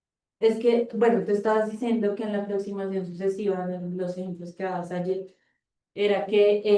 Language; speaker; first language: Spanish; native; Spanish